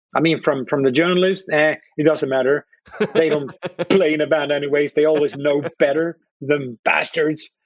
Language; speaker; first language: English; non-native, fluent; Swedish